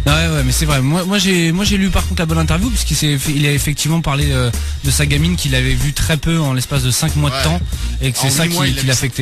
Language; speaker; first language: French; native; French